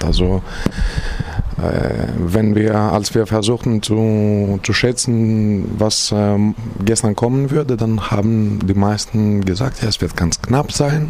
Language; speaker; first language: German; non-native, fluent; Greek